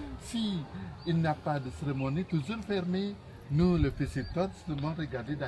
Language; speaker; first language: French; non-native, learner; Indonesian